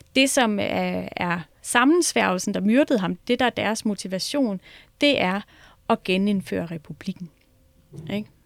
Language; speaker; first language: Danish; native; Danish